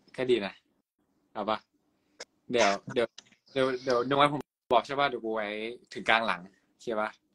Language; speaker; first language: Thai; native; Thai